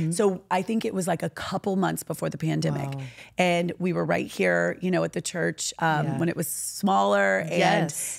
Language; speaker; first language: English; native; English